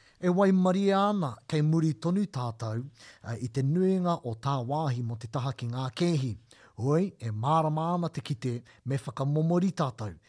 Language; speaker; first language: Māori; non-native, local second language; English